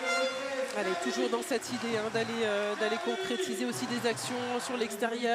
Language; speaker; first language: French; native; French